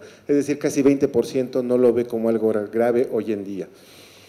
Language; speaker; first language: Spanish; native; Spanish